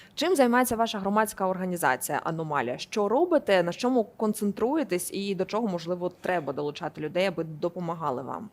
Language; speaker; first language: Ukrainian; native; Ukrainian